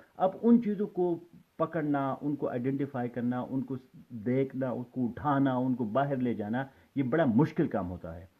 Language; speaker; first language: Urdu; non-native, local second language; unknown